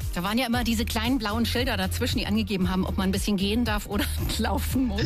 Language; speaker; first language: German; native; German